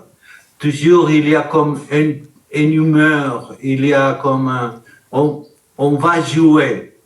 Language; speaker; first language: French; non-native, learner; Spanish